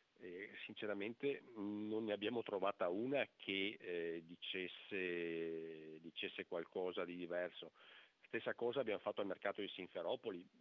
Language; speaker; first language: Italian; native; Italian